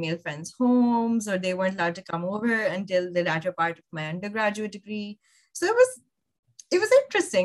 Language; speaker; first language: English; non-native, local second language; Urdu